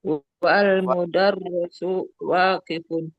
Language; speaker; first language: Arabic; non-native, learner; Indonesian